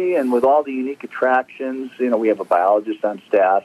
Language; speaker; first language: English; native; English